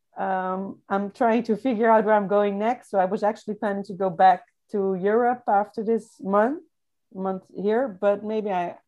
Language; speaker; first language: English; non-native, fluent; Dutch